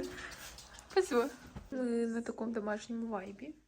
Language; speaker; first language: Russian; native; Russian